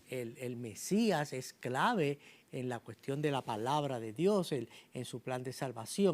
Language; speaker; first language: Spanish; native; Spanish